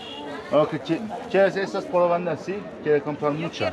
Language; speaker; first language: Spanish; non-native, learner; Turkish